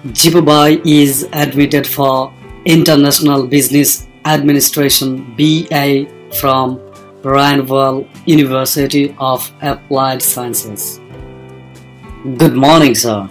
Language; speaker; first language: English; non-native, fluent; Bangla